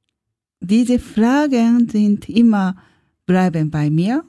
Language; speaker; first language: German; non-native, learner; Japanese